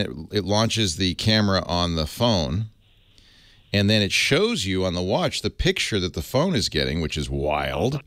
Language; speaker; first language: English; native; English